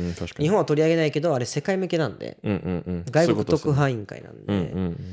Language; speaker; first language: Japanese; early bilingual, other home language; Portuguese